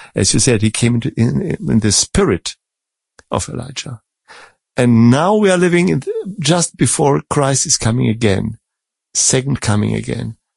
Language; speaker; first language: English; non-native, fluent; Czech